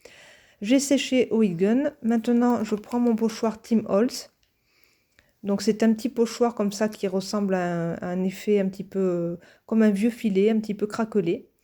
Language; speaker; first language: French; native; French